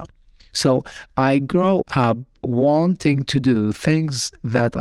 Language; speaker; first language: English; non-native, fluent; Arabic